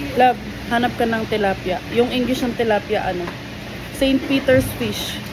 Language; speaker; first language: Filipino; native; Filipino